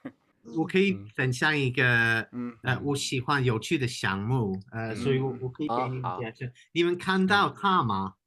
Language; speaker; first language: Chinese; non-native, fluent; English